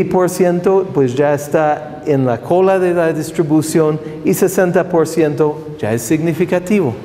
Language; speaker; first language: Spanish; non-native, fluent; English